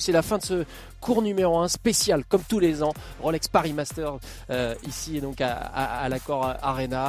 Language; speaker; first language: French; native; French